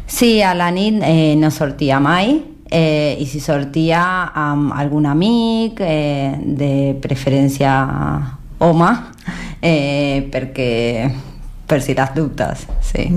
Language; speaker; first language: Catalan; non-native, learner; Spanish